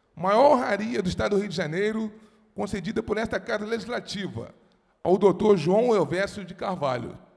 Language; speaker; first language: Portuguese; native; Portuguese